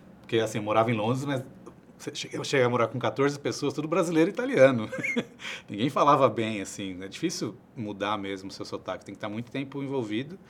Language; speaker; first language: Portuguese; native; Portuguese